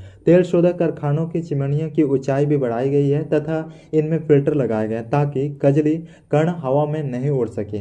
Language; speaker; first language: Hindi; native; Hindi